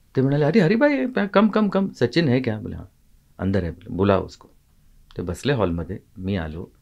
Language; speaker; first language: Hindi; non-native, local second language; Marathi